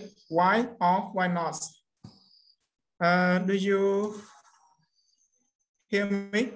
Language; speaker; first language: English; non-native, learner; Khmer